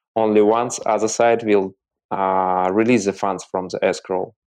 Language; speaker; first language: English; non-native, learner; Russian